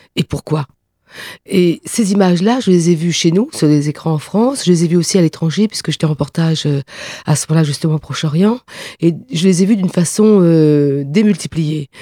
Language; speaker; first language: French; non-native, local second language; Réunion Creole French